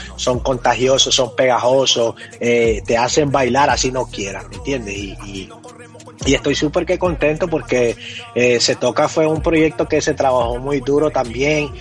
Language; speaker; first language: Spanish; early bilingual, heritage; Spanish